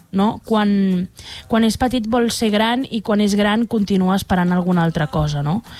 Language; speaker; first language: Catalan; native; Catalan